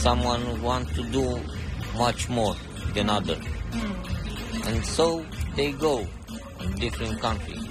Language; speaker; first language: English; non-native, learner; Romanian